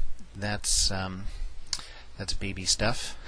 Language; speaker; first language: English; native; English